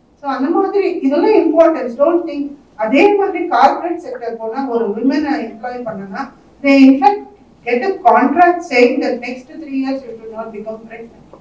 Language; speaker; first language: English; non-native, local second language; Tamil